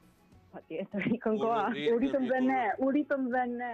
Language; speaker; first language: Albanian; native; Albanian